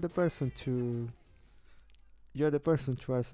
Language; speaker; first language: English; non-native, fluent; Spanish